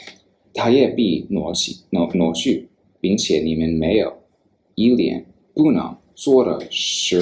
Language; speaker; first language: Chinese; non-native, fluent; English